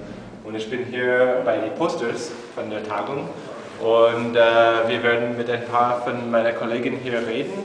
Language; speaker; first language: German; non-native, fluent; English